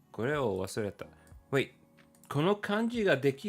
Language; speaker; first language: Japanese; non-native, learner; English